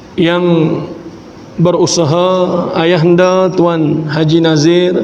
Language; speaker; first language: Malay; native; Malay